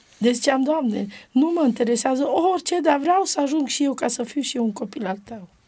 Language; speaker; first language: Romanian; non-native, local second language; Romany